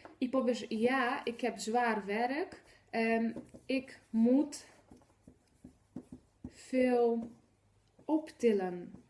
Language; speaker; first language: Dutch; non-native, fluent; Polish